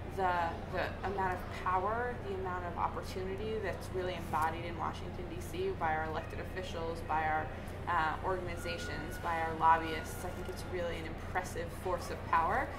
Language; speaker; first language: English; native; English